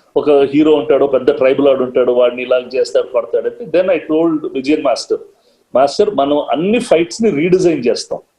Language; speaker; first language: Telugu; native; Telugu